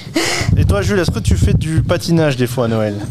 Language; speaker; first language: French; native; French